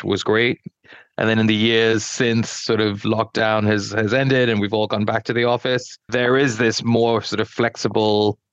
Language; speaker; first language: English; non-native, local second language; Yoruba